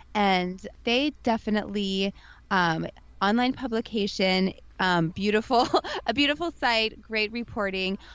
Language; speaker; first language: English; native; English